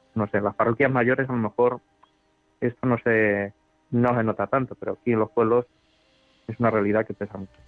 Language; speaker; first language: Spanish; native; Spanish